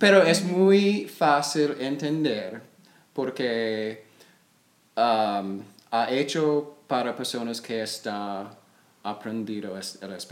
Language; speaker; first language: Spanish; non-native, learner; English